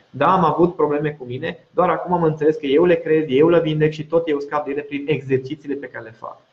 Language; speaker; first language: Romanian; non-native, local second language; Hungarian